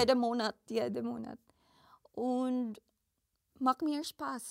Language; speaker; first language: German; non-native, learner; Filipino